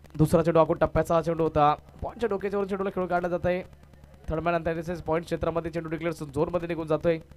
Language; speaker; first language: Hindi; non-native, local second language; Marathi